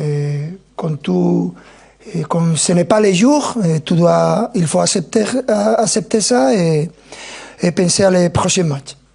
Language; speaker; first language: French; non-native, fluent; Spanish